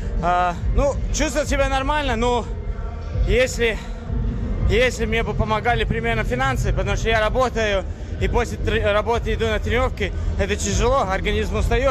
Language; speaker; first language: Russian; non-native, local second language; Latvian